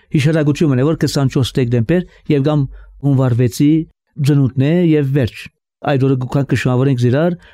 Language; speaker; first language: Armenian; early bilingual, heritage; Armenian